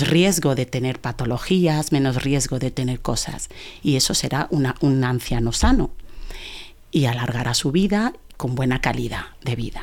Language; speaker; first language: Spanish; early bilingual, other home language; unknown